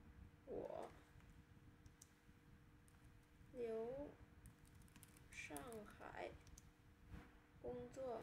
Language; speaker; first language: Chinese; non-native, learner; Vietnamese